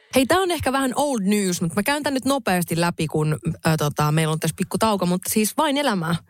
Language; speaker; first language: Finnish; native; Finnish